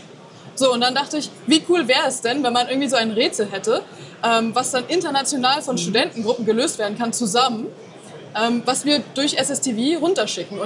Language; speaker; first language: German; native; German